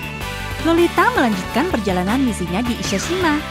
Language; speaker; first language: Indonesian; native; Indonesian